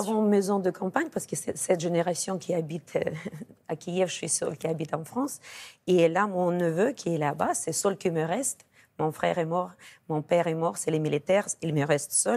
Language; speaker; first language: French; non-native, fluent; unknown